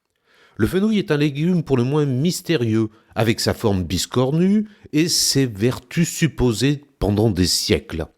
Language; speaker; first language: French; native; French